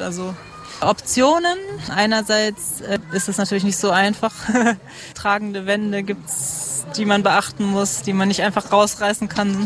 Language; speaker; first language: German; native; German